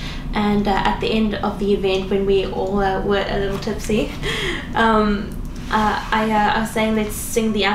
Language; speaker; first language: English; non-native, local second language; Afrikaans